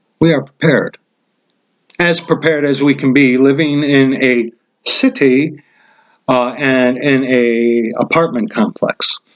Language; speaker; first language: English; native; English